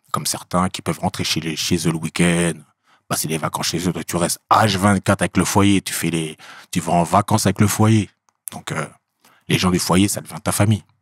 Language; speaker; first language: French; native; French